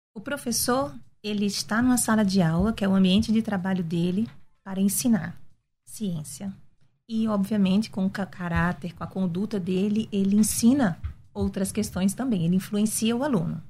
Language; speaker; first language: Portuguese; native; Portuguese